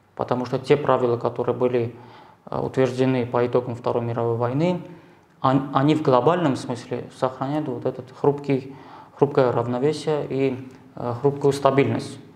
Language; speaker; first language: Russian; non-native, local second language; Armenian